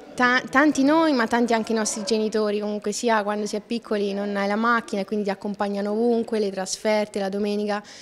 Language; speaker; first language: Italian; native; Italian